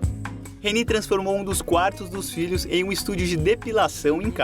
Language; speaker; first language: Portuguese; native; Portuguese